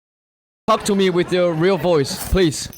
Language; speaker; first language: English; non-native, fluent; Chinese